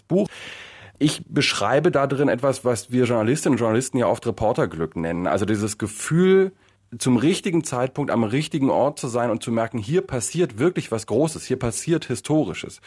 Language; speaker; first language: German; native; German